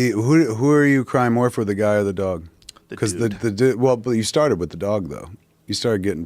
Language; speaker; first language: English; native; English